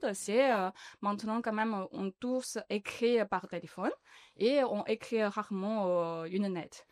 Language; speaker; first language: French; non-native, learner; Chinese